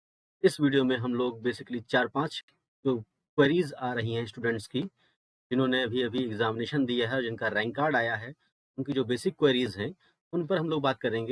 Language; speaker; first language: Hindi; native; Hindi